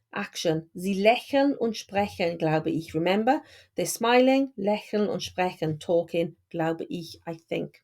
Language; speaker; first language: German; non-native, fluent; English